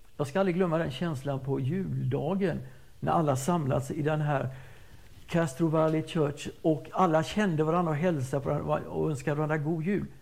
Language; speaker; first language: Swedish; native; Swedish